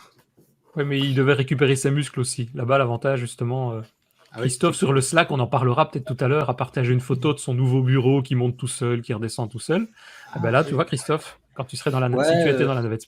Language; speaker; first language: French; native; French